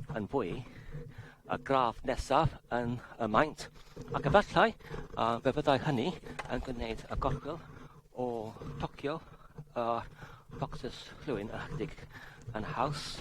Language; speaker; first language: Welsh; non-native, learner; English